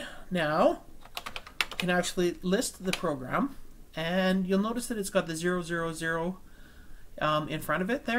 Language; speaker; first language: English; native; English